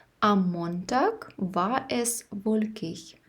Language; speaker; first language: German; non-native, fluent; Ukrainian